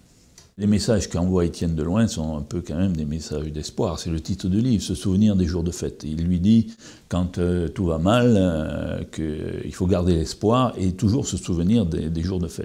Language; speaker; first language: French; native; French